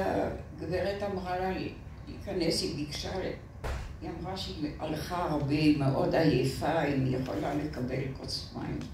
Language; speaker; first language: Hebrew; non-native, fluent; French